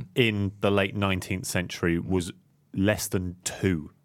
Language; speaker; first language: English; native; English